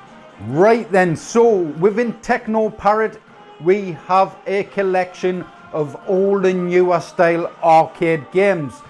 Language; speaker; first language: English; native; English